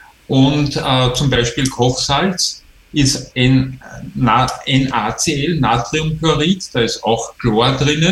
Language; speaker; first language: German; native; German